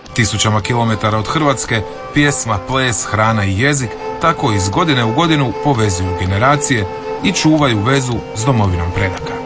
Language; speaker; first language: Serbian; native; Serbian